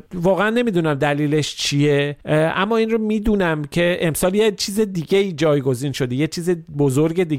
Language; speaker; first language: Persian; native; Persian